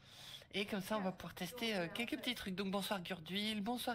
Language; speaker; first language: French; native; French